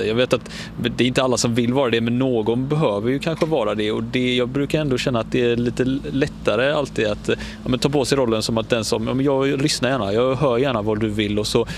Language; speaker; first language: Swedish; native; Swedish